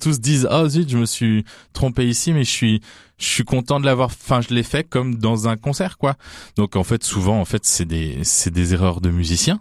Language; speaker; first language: French; native; French